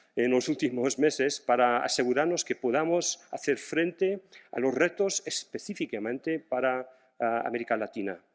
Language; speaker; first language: Spanish; non-native, fluent; English